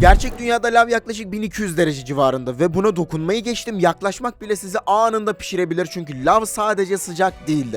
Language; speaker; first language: Turkish; native; Turkish